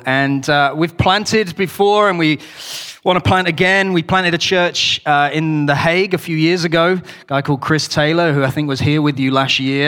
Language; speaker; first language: English; native; English